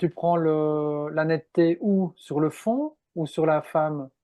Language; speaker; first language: French; native; French